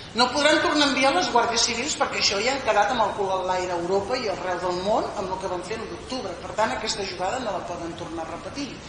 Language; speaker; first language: Catalan; non-native, local second language; Spanish